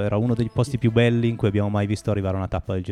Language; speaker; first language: Italian; native; Italian